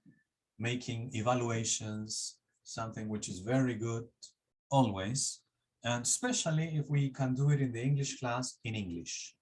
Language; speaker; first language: English; non-native, fluent; Spanish